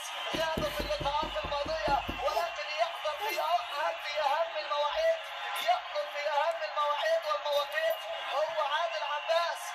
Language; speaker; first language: Arabic; native; Arabic